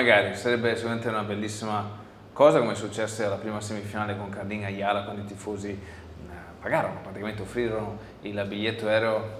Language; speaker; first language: Italian; native; Italian